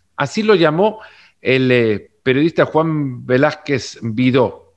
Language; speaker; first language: Spanish; native; Spanish